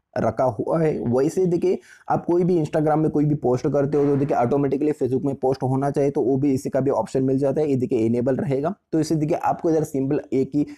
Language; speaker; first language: Hindi; native; Hindi